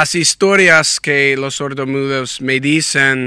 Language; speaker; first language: Spanish; non-native, learner; English